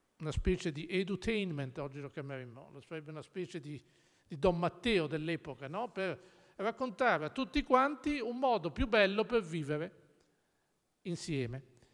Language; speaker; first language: Italian; native; Italian